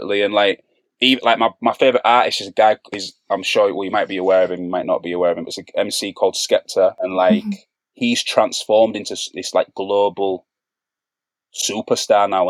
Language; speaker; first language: English; native; English